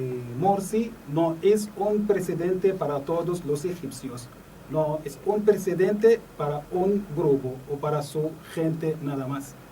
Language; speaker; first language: Spanish; non-native, learner; Arabic